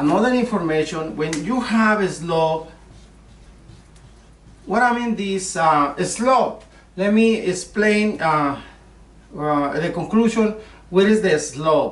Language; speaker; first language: English; non-native, learner; Spanish